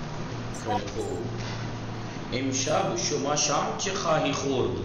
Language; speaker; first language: Persian; non-native, fluent; Urdu